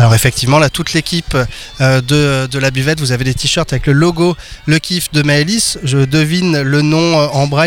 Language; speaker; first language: French; native; French